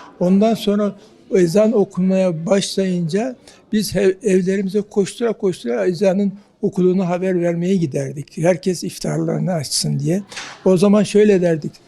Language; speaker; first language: Turkish; native; Turkish